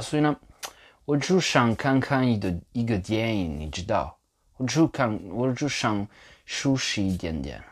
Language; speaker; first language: Chinese; non-native, fluent; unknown